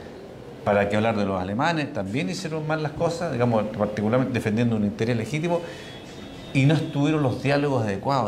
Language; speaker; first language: Spanish; native; Spanish